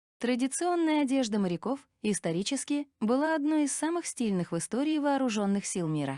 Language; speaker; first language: Russian; native; Russian